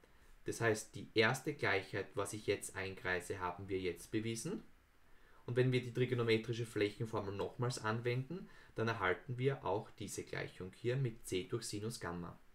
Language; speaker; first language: German; native; German